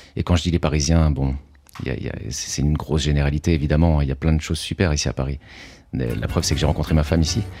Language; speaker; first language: French; native; French